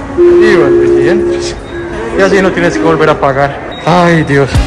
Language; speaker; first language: Spanish; native; Spanish